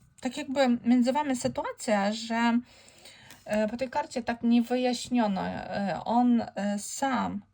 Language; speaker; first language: Polish; non-native, fluent; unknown